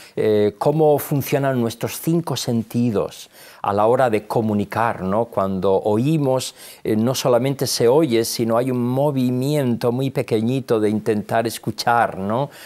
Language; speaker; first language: Spanish; native; Spanish